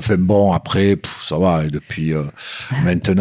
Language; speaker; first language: French; native; French